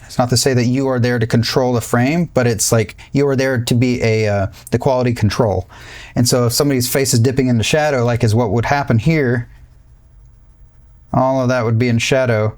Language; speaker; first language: English; native; English